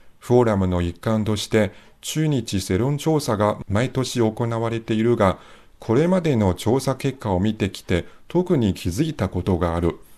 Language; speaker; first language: Japanese; non-native, fluent; Chinese